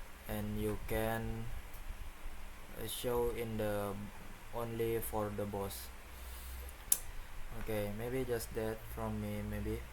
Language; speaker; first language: English; non-native, learner; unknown